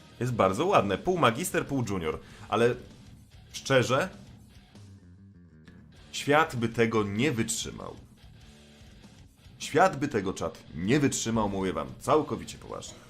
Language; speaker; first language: Polish; native; Polish